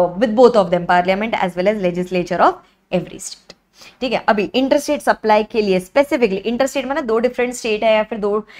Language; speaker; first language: Hindi; native; Hindi